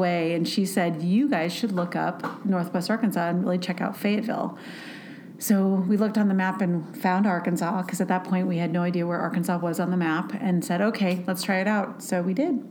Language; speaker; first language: English; native; English